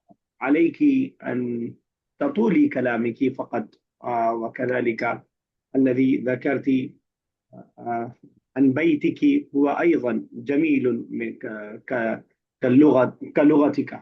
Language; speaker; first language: Arabic; non-native, fluent; Urdu